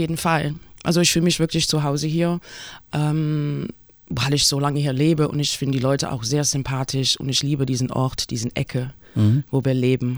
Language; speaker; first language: German; non-native, fluent; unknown